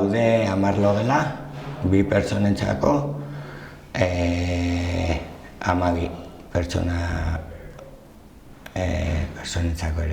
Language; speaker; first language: Basque; non-native, local second language; Spanish